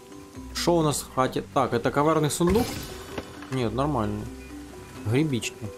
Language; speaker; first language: Russian; native; Russian